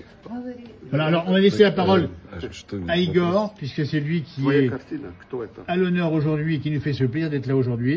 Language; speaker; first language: French; native; French